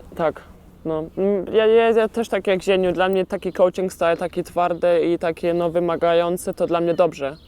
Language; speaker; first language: Polish; early bilingual, heritage; Polish